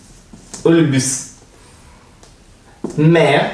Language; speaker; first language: French; non-native, learner; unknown